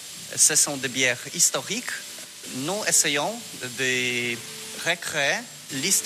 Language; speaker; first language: French; non-native, learner; Polish